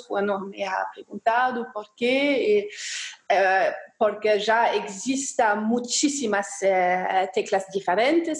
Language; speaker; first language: Spanish; non-native, fluent; German